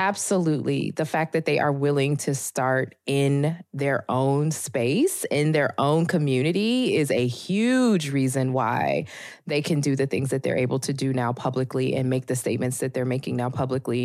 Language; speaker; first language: English; native; English